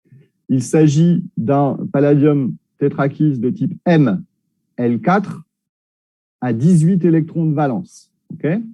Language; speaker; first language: French; native; French